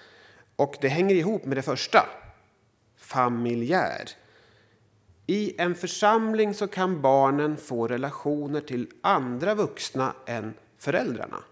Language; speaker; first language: Swedish; native; Swedish